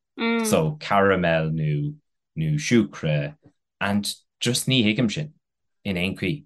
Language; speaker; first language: Irish; non-native, local second language; English